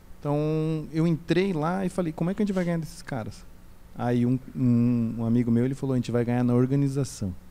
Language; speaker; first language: Portuguese; native; Portuguese